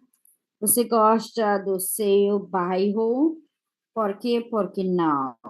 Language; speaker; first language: Portuguese; non-native, fluent; English